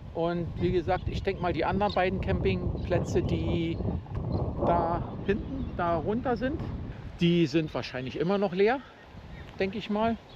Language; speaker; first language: German; native; German